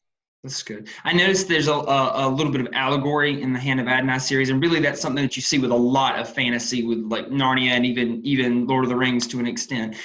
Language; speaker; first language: English; native; English